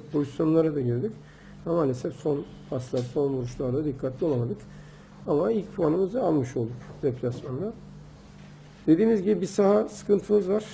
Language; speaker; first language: Turkish; native; Turkish